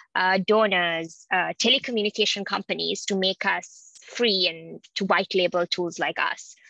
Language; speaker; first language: English; non-native, local second language; Sinhala